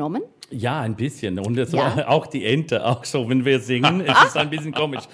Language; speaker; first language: German; non-native, fluent; English